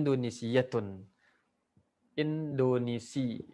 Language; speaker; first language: Arabic; non-native, fluent; Indonesian